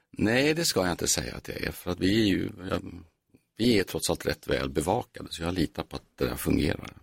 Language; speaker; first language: Swedish; native; Swedish